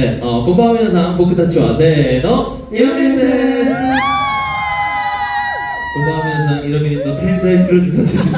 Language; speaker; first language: Japanese; non-native, learner; Korean